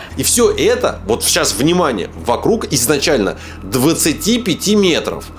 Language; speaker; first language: Russian; native; Russian